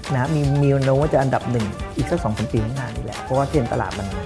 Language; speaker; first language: Thai; native; Thai